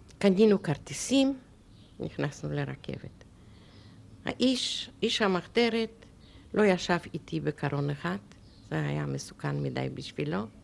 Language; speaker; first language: Hebrew; non-native, fluent; Polish